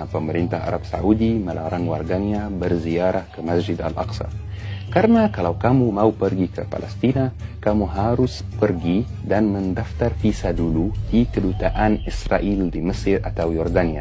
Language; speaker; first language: Indonesian; non-native, fluent; Arabic